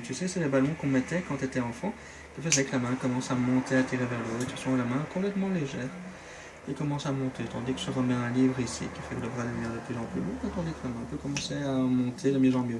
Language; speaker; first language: French; native; French